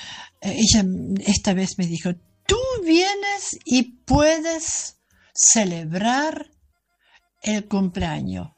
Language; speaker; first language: Spanish; non-native, learner; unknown